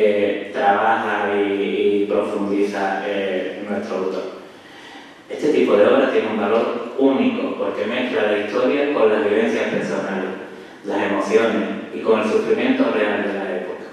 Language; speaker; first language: Spanish; native; Spanish